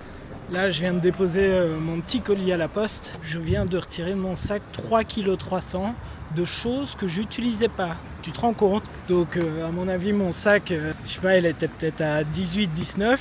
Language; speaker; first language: French; native; French